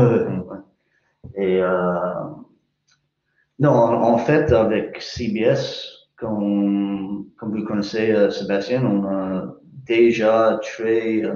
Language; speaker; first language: French; non-native, fluent; English